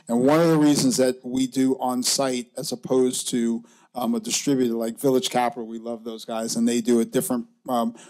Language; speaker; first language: English; native; English